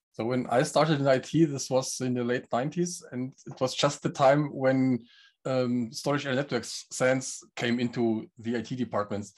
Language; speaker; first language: English; non-native, fluent; German